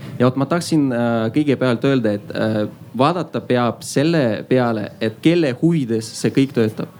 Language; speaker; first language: Estonian; non-native, local second language; Russian